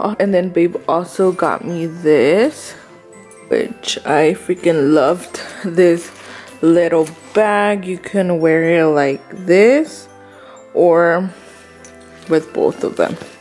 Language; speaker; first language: English; early bilingual, other home language; Spanish